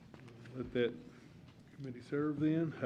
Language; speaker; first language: English; native; English